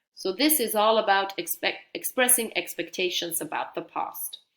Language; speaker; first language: English; non-native, fluent; Dutch